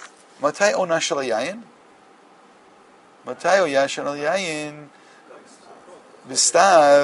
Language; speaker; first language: Hebrew; non-native, fluent; English